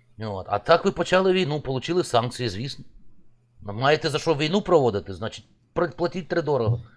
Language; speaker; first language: Ukrainian; native; Ukrainian